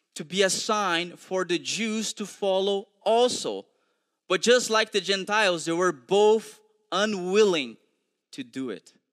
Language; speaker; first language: English; non-native, fluent; Portuguese